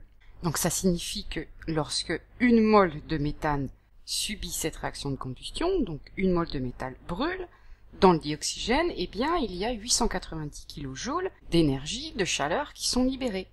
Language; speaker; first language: French; native; French